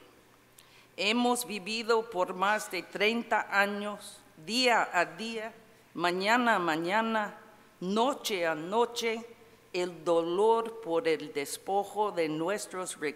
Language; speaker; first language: Spanish; non-native, fluent; English